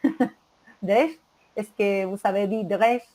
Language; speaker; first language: French; non-native, learner; Spanish